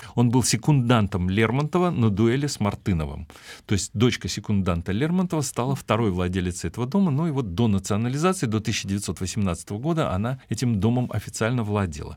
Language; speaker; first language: Russian; native; Russian